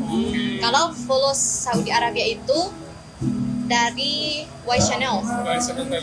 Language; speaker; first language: Indonesian; non-native, learner; Thai